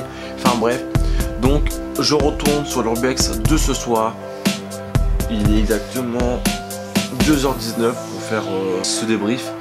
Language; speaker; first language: French; native; French